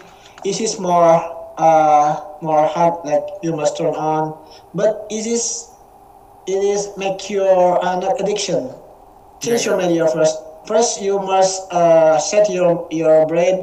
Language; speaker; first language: English; non-native, learner; Indonesian